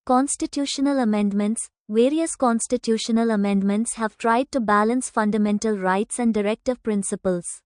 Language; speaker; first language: English; non-native, local second language; Tamil